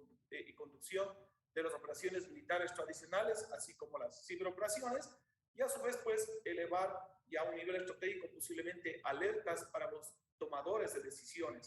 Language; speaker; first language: Spanish; native; Spanish